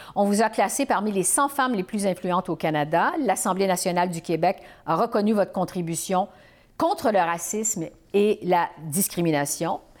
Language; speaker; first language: French; native; French